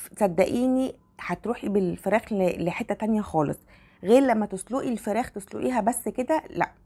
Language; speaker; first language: Arabic; native; Arabic